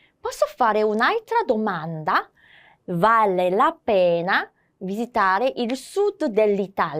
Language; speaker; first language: Italian; non-native, fluent; Korean